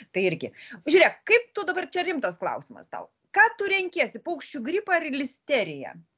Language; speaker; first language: Lithuanian; native; Lithuanian